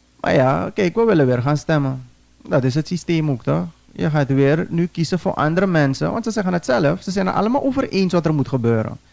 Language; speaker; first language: Dutch; native; Dutch